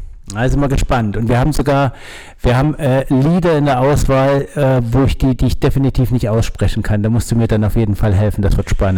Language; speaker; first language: German; native; German